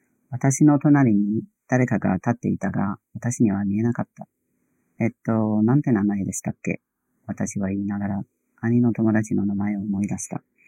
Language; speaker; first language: Japanese; non-native, fluent; English